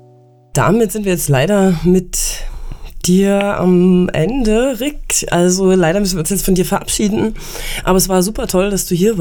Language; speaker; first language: German; native; German